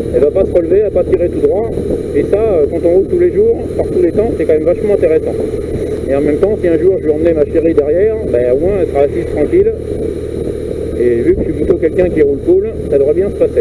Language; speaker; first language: French; native; French